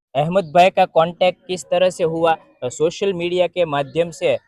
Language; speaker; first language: Hindi; non-native, local second language; Gujarati